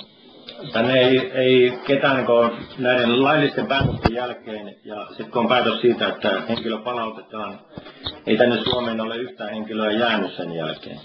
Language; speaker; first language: Finnish; native; Finnish